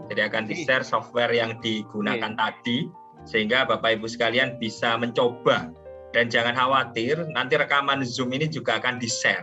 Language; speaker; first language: Indonesian; non-native, local second language; Javanese